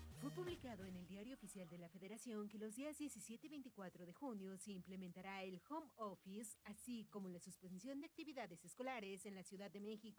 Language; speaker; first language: Spanish; native; Spanish